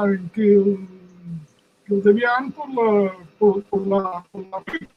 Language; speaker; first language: French; non-native, fluent; Spanish